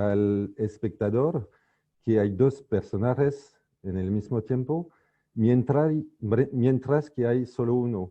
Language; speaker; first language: Spanish; non-native, fluent; French